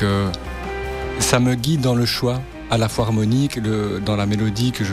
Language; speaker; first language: French; native; French